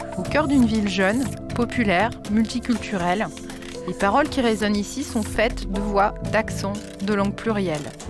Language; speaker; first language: French; native; French